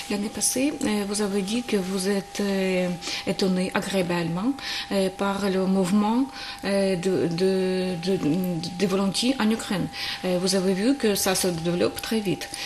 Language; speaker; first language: French; non-native, learner; Ukrainian